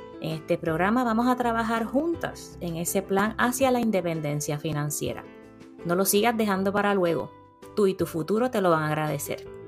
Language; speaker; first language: Spanish; native; Spanish